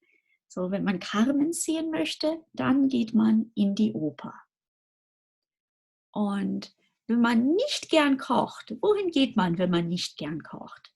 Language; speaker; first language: German; non-native, fluent; English